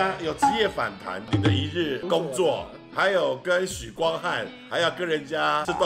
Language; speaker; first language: Chinese; native; Chinese